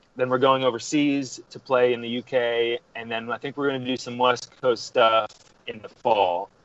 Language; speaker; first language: English; native; English